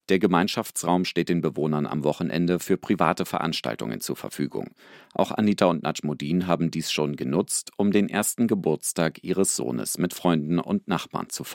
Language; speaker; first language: German; native; German